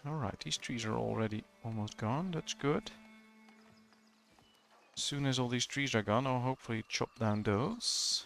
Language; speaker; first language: English; non-native, fluent; Dutch